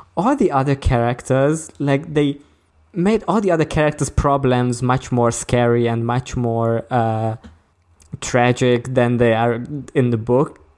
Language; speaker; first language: English; early bilingual, other home language; Hungarian